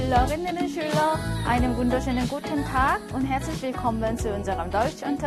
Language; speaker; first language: German; non-native, fluent; Korean